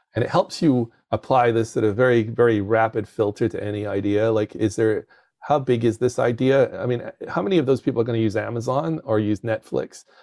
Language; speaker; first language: English; native; English